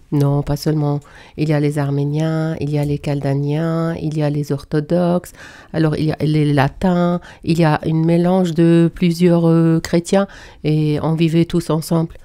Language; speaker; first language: French; non-native, fluent; Arabic